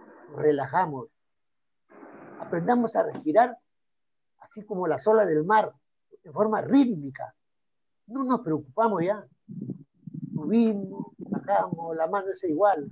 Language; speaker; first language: Spanish; native; Spanish